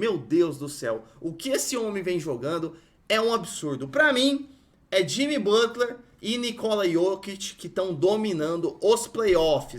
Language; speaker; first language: Portuguese; native; Portuguese